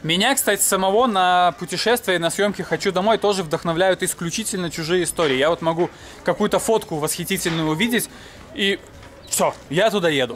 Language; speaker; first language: Russian; native; Russian